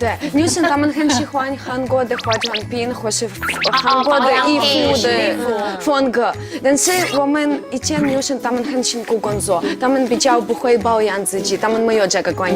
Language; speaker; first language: Chinese; non-native, fluent; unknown